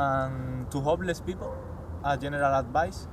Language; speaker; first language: English; non-native, learner; Spanish